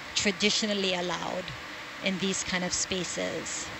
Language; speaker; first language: English; native; English